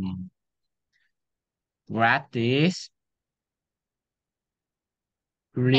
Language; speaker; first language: English; non-native, learner; Vietnamese